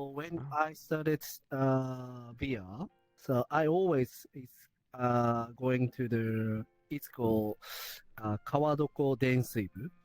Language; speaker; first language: English; non-native, learner; Japanese